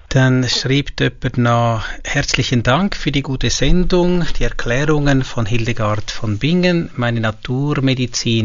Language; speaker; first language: German; native; German